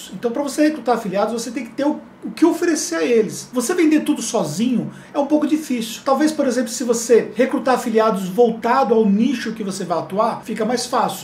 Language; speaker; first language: Portuguese; native; Portuguese